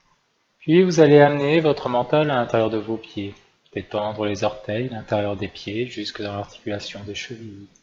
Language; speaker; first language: French; native; French